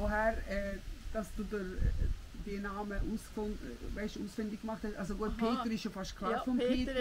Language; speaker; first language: German; non-native, fluent; Turkish